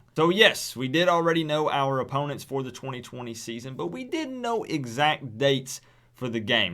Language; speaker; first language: English; native; English